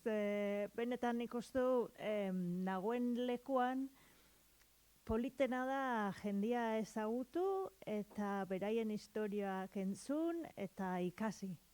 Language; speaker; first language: Basque; non-native, learner; English